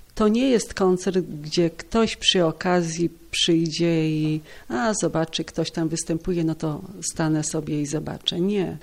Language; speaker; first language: Polish; native; Polish